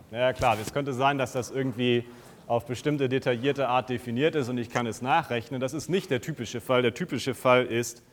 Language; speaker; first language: German; native; German